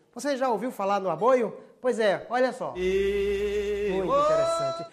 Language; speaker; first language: Portuguese; native; Portuguese